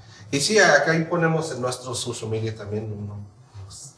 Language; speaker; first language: Spanish; early bilingual, heritage; Spanish